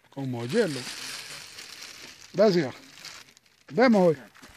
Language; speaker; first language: Spanish; native; Spanish